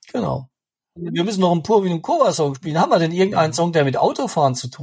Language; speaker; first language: German; native; German